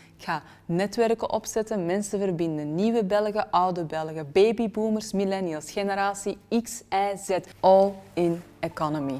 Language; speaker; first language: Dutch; early bilingual, other home language; Arabic